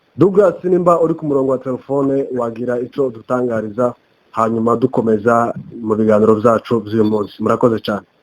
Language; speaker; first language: Kinyarwanda; native; Kinyarwanda